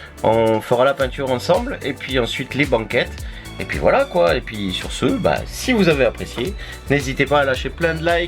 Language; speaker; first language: French; native; French